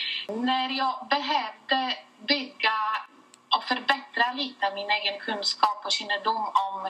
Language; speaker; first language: Swedish; non-native, fluent; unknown